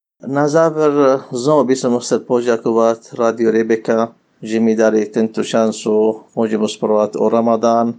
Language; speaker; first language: Slovak; non-native, learner; Arabic